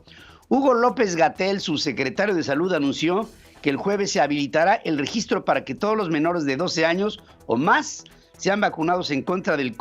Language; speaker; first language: Spanish; native; Spanish